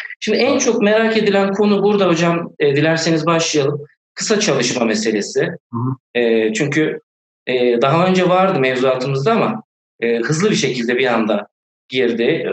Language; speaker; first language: Turkish; native; Turkish